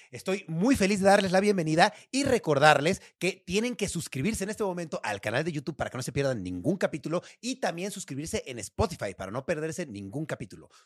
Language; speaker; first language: Spanish; native; Spanish